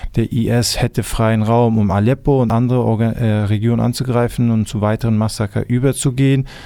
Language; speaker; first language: German; early bilingual, other home language; Kurdish